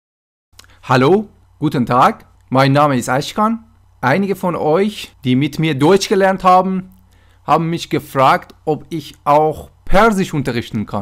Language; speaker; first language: German; non-native, fluent; Persian